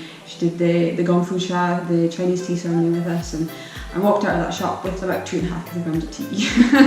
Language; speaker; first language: English; native; English